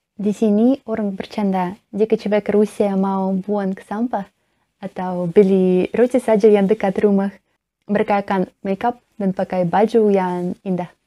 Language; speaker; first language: Indonesian; non-native, learner; Russian